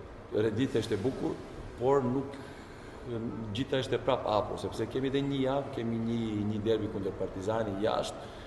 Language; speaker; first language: Albanian; non-native, learner; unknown